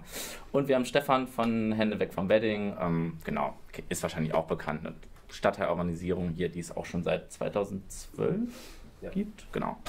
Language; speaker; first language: German; native; German